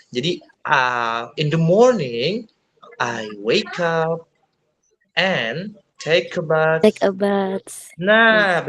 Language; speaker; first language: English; non-native, fluent; Indonesian